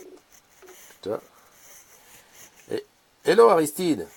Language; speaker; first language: French; native; French